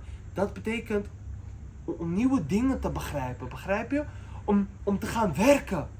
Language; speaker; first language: Dutch; early bilingual, other home language; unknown